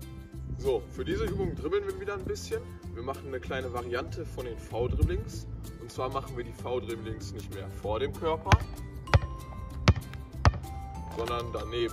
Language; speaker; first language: German; native; German